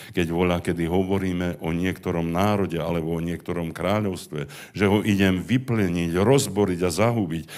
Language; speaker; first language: Slovak; native; Slovak